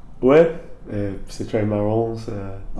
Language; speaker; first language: French; non-native, learner; English